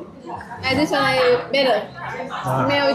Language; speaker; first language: English; non-native, learner; Vietnamese